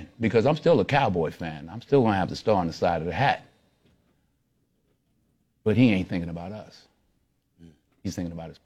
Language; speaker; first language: English; native; English